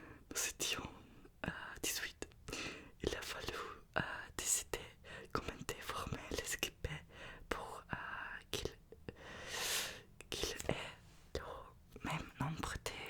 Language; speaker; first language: French; non-native, learner; Russian